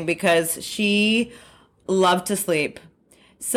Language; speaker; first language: English; native; English